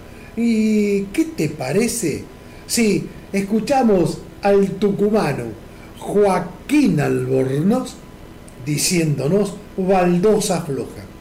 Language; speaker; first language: Spanish; native; Spanish